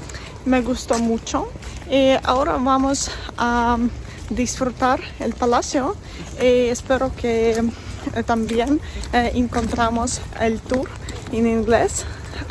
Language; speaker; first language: Spanish; non-native, learner; Russian